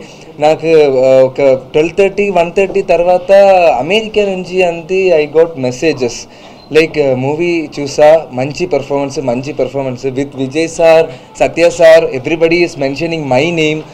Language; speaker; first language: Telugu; non-native, learner; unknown